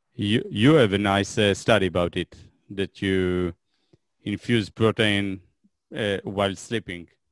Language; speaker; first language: English; non-native, fluent; Hebrew